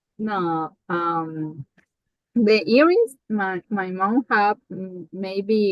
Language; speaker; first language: English; non-native, learner; Spanish